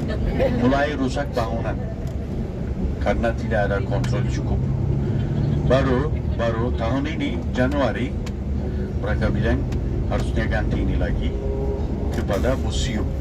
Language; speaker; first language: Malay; non-native, fluent; Turkish